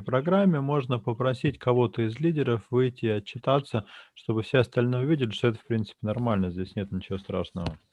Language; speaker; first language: Russian; native; Russian